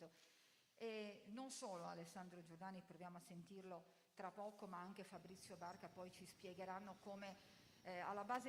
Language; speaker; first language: Italian; native; Italian